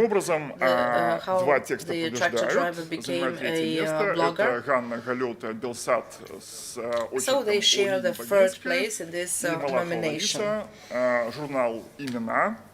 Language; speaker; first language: Russian; native; Russian